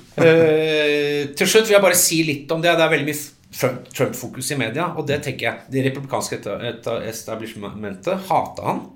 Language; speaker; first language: Norwegian; early bilingual, other home language; English